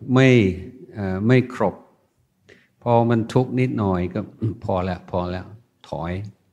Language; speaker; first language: Thai; non-native, fluent; English